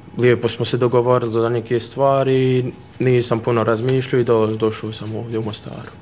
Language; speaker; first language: Croatian; early bilingual, heritage; Bosnian